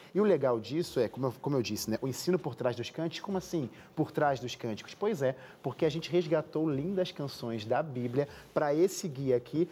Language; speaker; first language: Portuguese; native; Portuguese